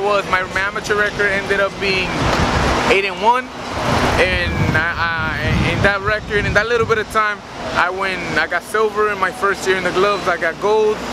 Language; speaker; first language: English; early bilingual, other home language; Spanish